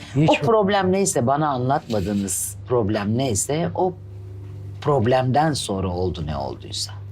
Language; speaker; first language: Turkish; native; Turkish